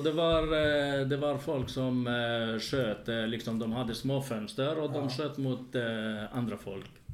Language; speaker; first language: Swedish; non-native, fluent; Arabic